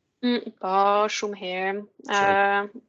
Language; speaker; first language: Albanian; non-native, learner; French